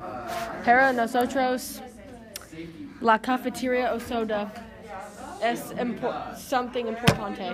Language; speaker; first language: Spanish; non-native, learner; English